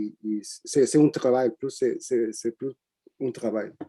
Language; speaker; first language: French; non-native, learner; Spanish